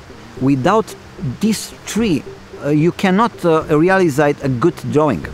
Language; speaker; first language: English; non-native, fluent; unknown